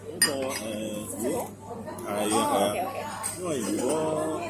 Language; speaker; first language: Cantonese; native; Cantonese